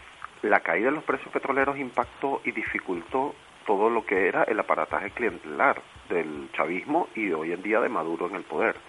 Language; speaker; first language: Spanish; native; Spanish